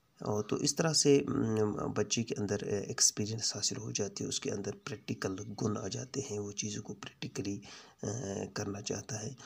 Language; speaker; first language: Urdu; non-native, local second language; Kashmiri